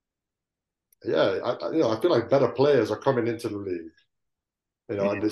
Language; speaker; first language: English; native; English